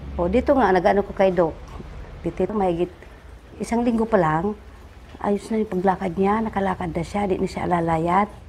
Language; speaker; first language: Filipino; non-native, local second language; Bikol